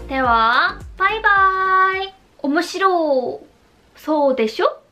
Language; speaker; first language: Japanese; non-native, learner; Korean